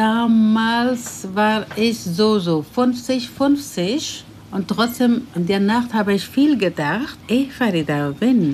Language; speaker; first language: German; non-native, learner; Persian